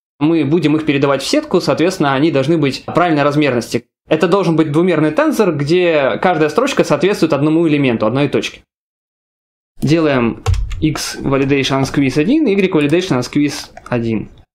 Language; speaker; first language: Russian; native; Russian